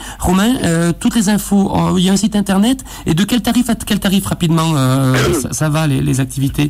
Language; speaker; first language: French; native; French